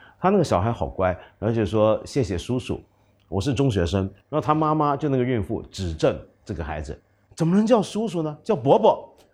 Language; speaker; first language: Chinese; non-native, local second language; Cantonese